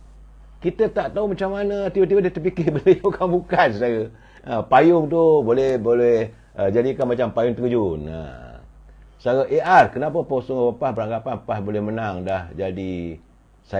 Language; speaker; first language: Malay; native; Malay